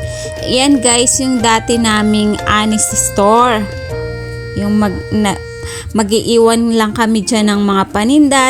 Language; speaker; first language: Filipino; native; Filipino